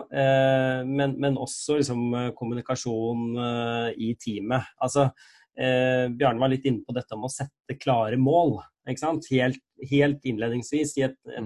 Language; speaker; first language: Norwegian; native; Norwegian